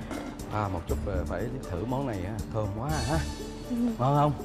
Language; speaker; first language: Vietnamese; early bilingual, heritage; Vietnamese